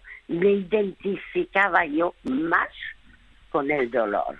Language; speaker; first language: Spanish; early bilingual, other home language; French